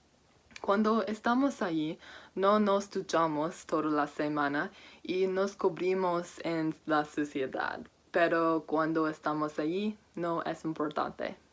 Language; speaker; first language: Spanish; non-native, learner; English